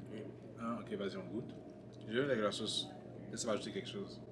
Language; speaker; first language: French; native; French